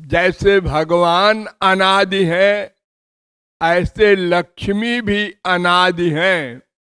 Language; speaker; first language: Hindi; native; Hindi